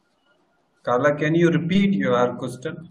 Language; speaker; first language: English; non-native, learner; Sindhi